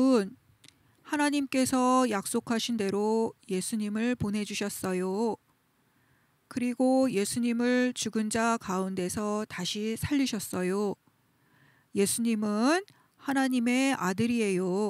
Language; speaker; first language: Korean; native; Korean